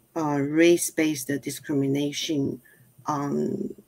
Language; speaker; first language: English; non-native, fluent; Chinese